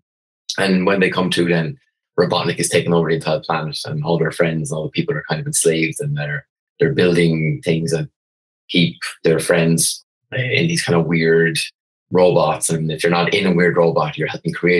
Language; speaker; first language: English; native; English